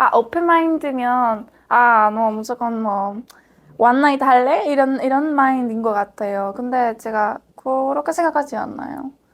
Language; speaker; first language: Korean; non-native, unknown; Spanish